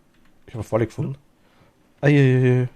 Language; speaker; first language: German; native; German